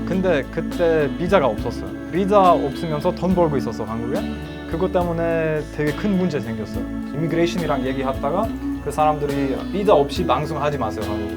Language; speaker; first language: Korean; non-native, learner; Croatian